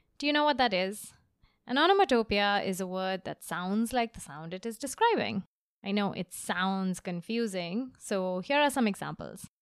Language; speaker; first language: English; non-native, local second language; Hindi